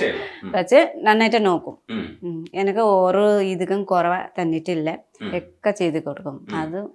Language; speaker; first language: Malayalam; non-native, fluent; Nepali